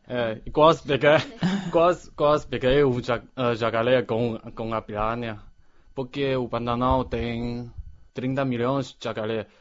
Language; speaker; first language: Portuguese; non-native, learner; Chinese